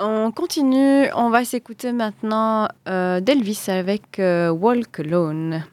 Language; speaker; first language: French; native; French